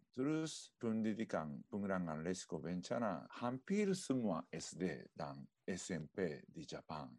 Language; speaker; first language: Indonesian; non-native, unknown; Japanese